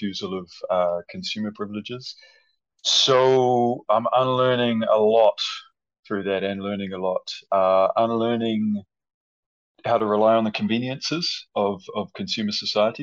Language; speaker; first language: English; native; English